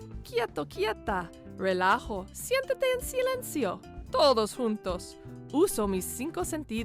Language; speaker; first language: Spanish; non-native, fluent; English